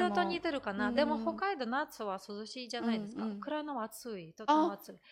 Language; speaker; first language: Japanese; non-native, fluent; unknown